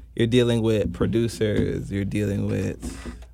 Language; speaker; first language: English; native; English